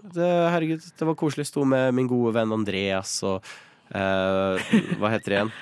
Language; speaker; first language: Norwegian; native; Norwegian